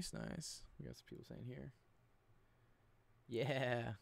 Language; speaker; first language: English; native; English